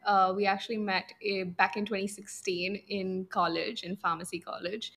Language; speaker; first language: English; non-native, local second language; Punjabi